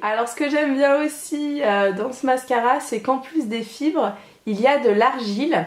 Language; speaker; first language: French; native; French